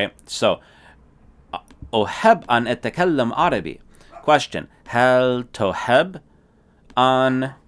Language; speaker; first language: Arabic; non-native, fluent; English